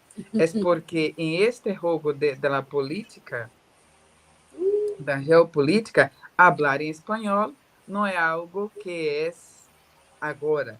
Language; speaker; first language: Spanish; non-native, learner; Portuguese